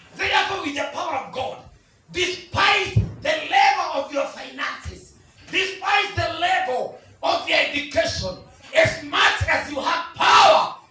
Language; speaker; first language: English; non-native, local second language; Swahili